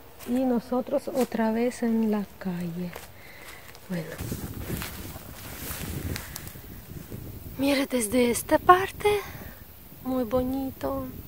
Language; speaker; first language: Spanish; non-native, fluent; Russian